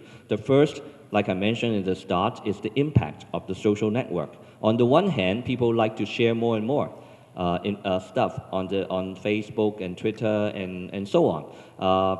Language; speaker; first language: English; non-native, local second language; Cantonese